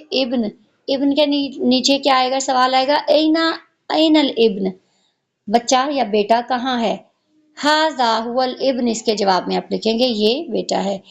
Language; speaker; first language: Urdu; native; Urdu